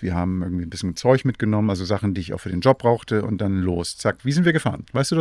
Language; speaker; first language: German; native; German